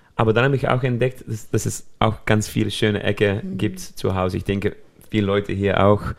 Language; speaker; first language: German; non-native, fluent; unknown